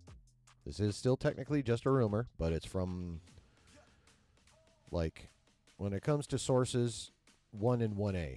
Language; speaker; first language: English; native; English